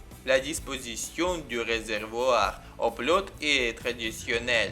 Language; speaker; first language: French; non-native, learner; Ukrainian